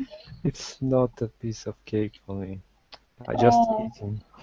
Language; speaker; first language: English; non-native, learner; Russian